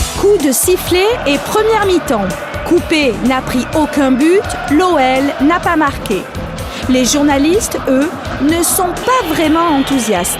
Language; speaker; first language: French; native; French